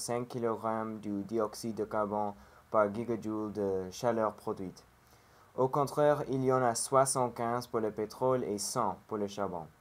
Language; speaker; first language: French; non-native, learner; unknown